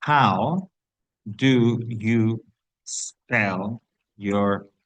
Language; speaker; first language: English; non-native, fluent; Spanish